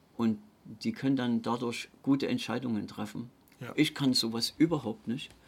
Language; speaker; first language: German; native; German